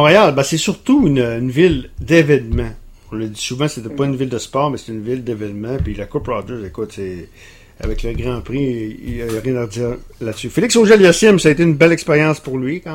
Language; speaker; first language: French; native; French